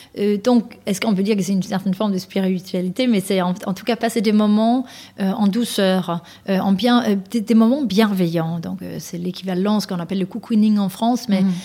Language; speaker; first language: French; non-native, fluent; Danish